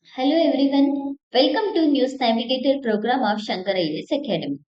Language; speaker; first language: English; non-native, local second language; Kannada